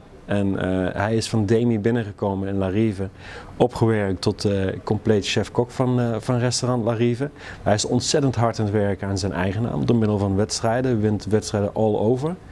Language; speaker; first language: Dutch; native; Dutch